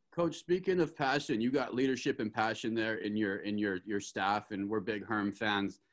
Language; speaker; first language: English; native; English